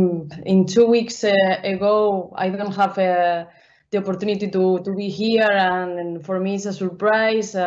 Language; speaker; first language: English; non-native, learner; Spanish